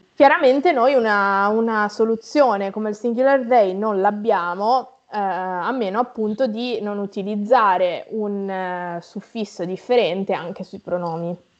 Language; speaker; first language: Italian; native; Italian